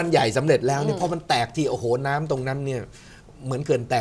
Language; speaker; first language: Thai; native; Thai